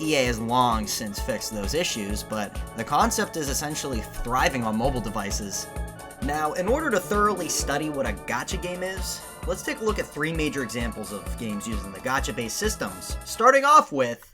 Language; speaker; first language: English; native; English